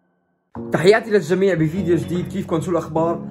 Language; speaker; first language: Arabic; native; Arabic